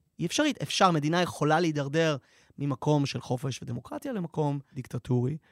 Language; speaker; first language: Hebrew; native; Hebrew